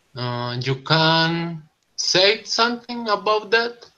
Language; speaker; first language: English; non-native, learner; Spanish